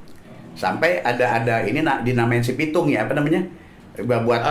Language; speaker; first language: Indonesian; native; Indonesian